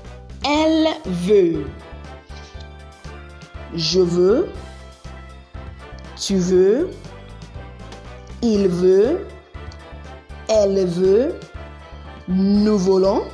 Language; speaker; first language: French; non-native, learner; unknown